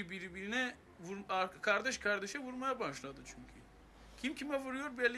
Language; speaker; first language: Turkish; non-native, fluent; Armenian